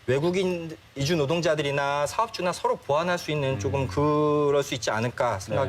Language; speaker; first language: Korean; native; Korean